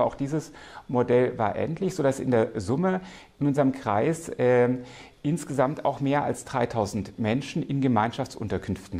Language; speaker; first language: German; native; German